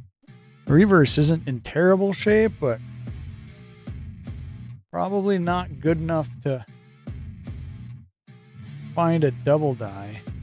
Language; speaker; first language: English; native; English